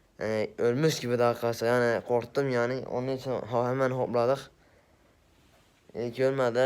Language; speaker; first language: Turkish; native; Turkish